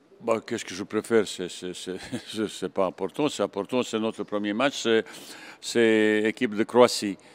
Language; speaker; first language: French; non-native, fluent; Bosnian